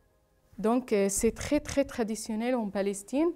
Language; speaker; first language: French; non-native, fluent; Arabic